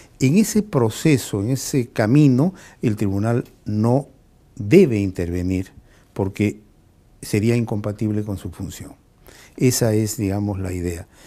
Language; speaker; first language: Spanish; native; Spanish